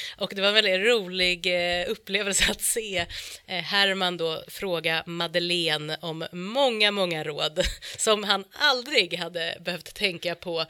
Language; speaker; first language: Swedish; native; Swedish